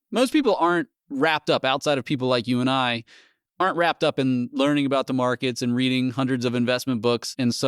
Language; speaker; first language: English; native; English